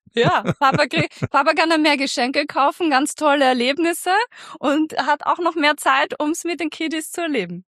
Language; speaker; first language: German; native; German